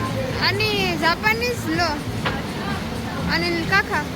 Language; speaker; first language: Hebrew; non-native, learner; Gujarati